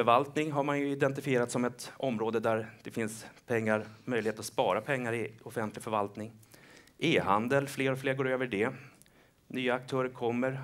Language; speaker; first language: Swedish; native; Swedish